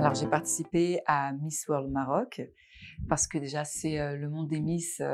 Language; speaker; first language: French; non-native, local second language; Arabic